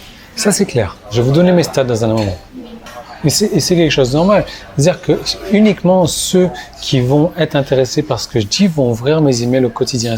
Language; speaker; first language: French; native; French